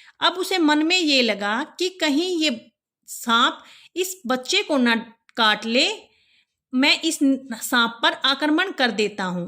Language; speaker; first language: Hindi; native; Hindi